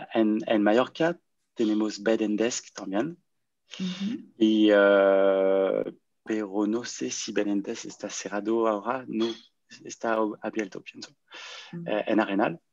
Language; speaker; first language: Spanish; non-native, learner; French